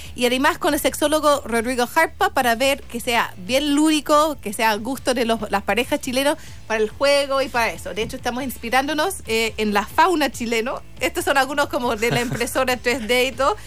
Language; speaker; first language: Spanish; non-native, fluent; English